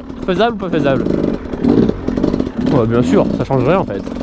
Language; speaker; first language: French; native; French